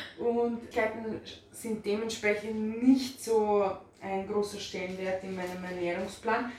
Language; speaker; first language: German; early bilingual, other home language; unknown